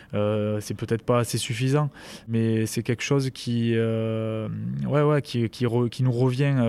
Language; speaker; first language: French; native; French